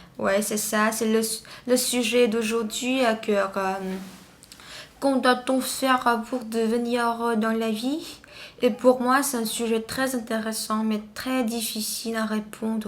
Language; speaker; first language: French; non-native, learner; Vietnamese